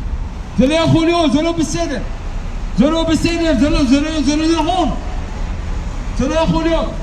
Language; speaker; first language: Hebrew; non-native, learner; Tigrinya